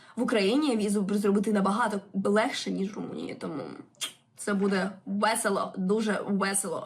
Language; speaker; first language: Ukrainian; non-native, local second language; Russian